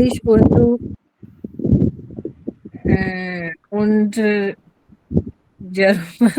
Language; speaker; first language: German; non-native, learner; Urdu